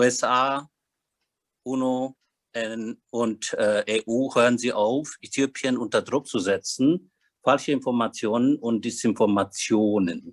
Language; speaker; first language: German; non-native, learner; Amharic